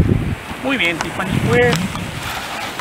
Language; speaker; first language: Spanish; native; Spanish